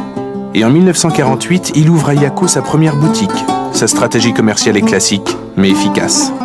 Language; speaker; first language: French; native; French